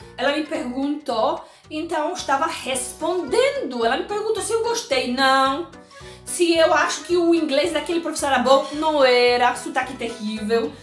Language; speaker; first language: Portuguese; non-native, fluent; Polish